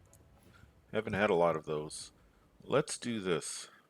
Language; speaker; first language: English; native; English